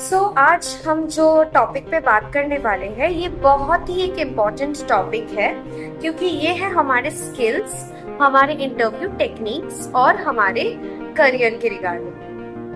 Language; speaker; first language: Hindi; non-native, local second language; Bangla